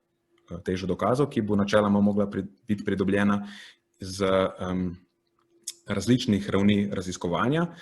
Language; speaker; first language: Slovenian; native; Slovenian